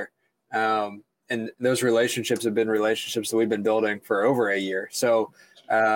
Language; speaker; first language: English; native; English